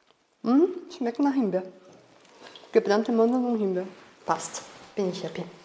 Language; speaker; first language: German; non-native, local second language; Portuguese